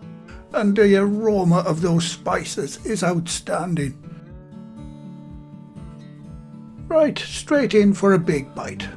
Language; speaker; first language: English; native; English